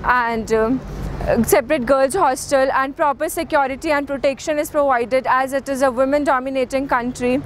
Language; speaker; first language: English; non-native, local second language; Hindi